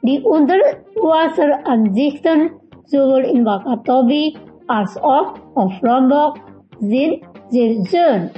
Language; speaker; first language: German; non-native, fluent; Indonesian